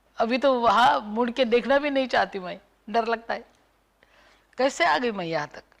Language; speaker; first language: Hindi; non-native, local second language; Marathi